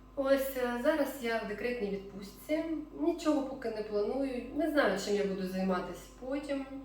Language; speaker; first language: Ukrainian; non-native, local second language; Russian